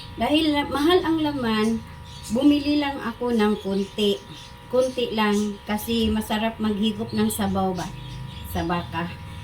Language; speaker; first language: Filipino; non-native, local second language; Cebuano